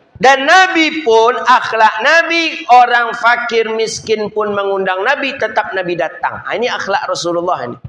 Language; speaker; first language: Malay; non-native, local second language; Minangkabau